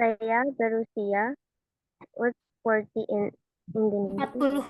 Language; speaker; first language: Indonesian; non-native, learner; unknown